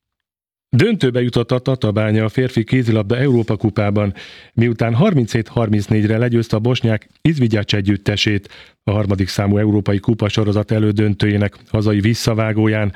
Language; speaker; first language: Hungarian; native; Hungarian